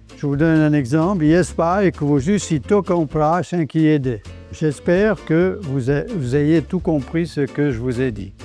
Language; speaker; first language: French; native; French